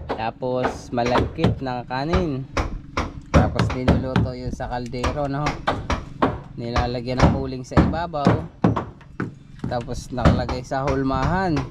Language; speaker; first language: Filipino; native; Filipino